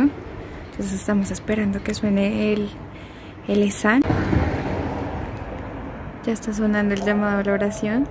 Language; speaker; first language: Spanish; native; Spanish